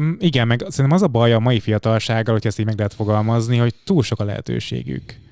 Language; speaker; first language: Hungarian; native; Hungarian